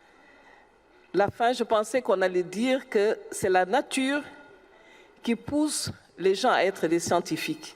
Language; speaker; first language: French; non-native, local second language; Wolof